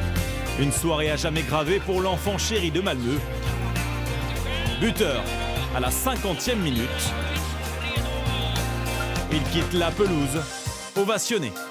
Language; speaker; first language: French; native; French